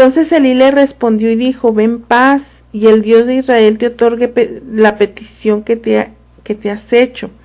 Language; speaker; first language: Spanish; native; Spanish